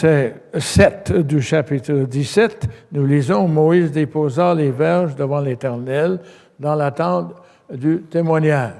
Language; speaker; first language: French; native; French